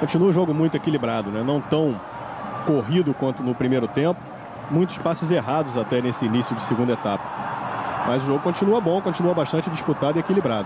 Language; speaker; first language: Portuguese; native; Portuguese